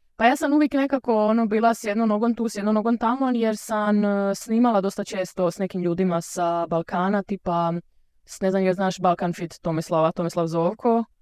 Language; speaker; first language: Bosnian; early bilingual, heritage; Croatian